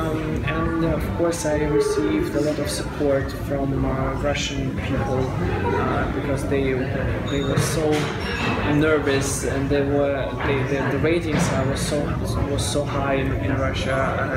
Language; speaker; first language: English; non-native, fluent; Russian